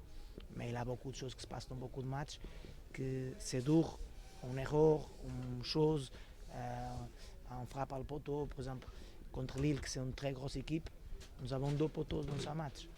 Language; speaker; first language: French; non-native, fluent; Portuguese